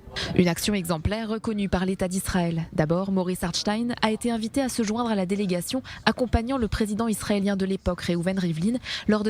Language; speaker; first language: French; native; French